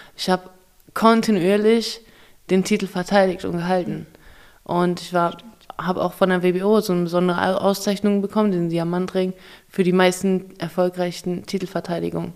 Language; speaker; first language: German; early bilingual, other home language; Russian